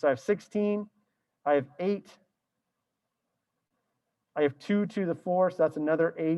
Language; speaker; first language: English; native; English